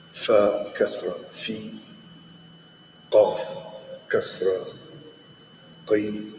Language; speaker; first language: Arabic; non-native, learner; English